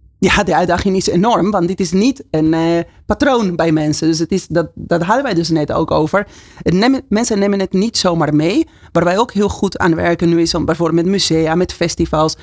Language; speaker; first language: Dutch; non-native, fluent; Spanish